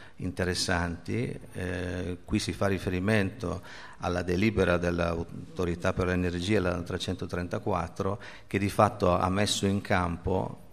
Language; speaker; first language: Italian; native; Italian